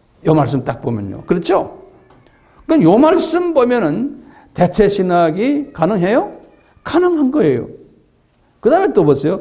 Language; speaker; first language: Korean; native; Korean